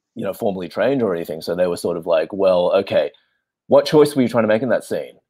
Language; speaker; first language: English; native; English